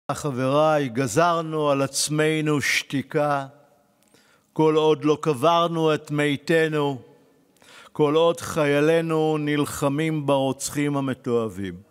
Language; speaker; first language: Hebrew; native; Hebrew